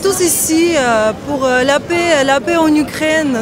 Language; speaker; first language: French; non-native, fluent; Russian